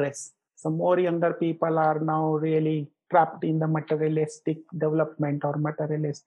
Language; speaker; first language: English; non-native, local second language; Marathi